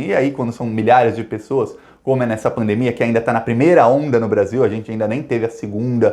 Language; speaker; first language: Portuguese; native; Portuguese